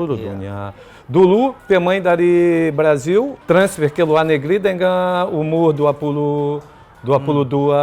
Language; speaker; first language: Indonesian; non-native, fluent; Portuguese